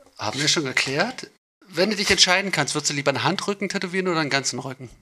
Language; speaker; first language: German; native; German